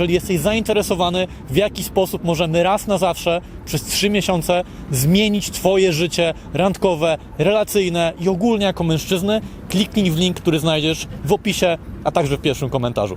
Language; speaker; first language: Polish; native; Polish